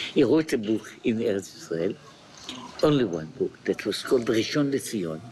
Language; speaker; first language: English; non-native, fluent; Hebrew